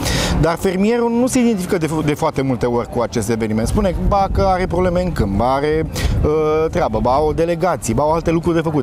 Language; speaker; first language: Romanian; native; Romanian